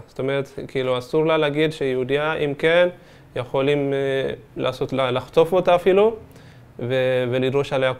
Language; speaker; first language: Hebrew; early bilingual, other home language; Amharic